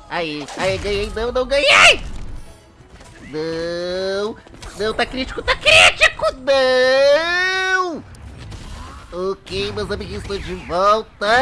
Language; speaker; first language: Portuguese; native; Portuguese